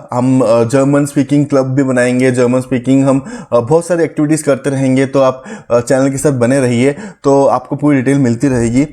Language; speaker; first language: Hindi; native; Hindi